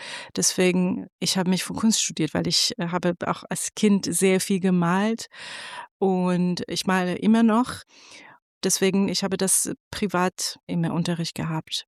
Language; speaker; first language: German; non-native, fluent; Persian